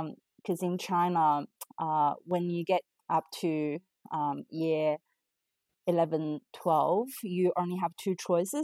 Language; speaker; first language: English; non-native, fluent; Chinese